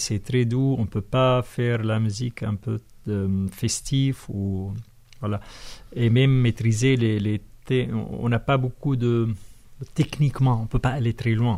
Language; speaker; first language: French; non-native, fluent; Arabic